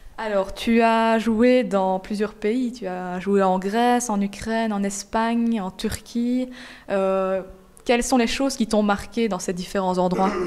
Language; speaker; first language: French; native; French